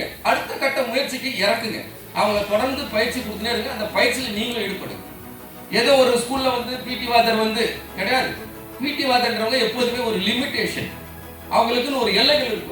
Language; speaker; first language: Tamil; native; Tamil